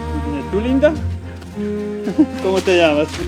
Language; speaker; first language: Spanish; non-native, learner; Serbian